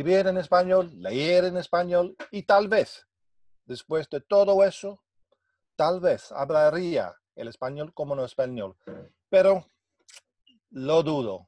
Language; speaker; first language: Spanish; non-native, fluent; English